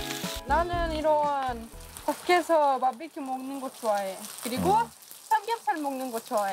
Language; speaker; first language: Korean; non-native, learner; Russian